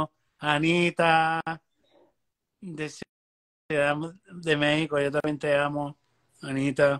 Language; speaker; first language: Spanish; native; Spanish